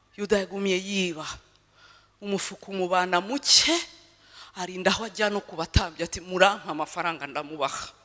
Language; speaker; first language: Kinyarwanda; early bilingual, heritage; Kinyarwanda